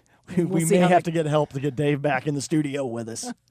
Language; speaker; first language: English; native; English